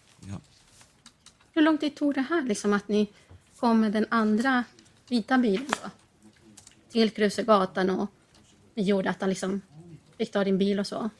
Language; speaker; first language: Swedish; native; Swedish